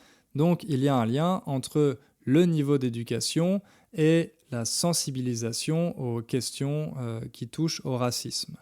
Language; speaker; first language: French; native; French